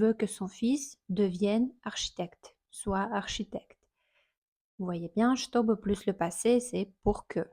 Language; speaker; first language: French; non-native, fluent; Russian